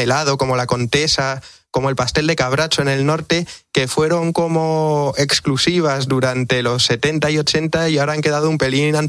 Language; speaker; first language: Spanish; native; Spanish